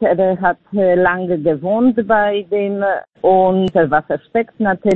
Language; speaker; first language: German; non-native, fluent; Polish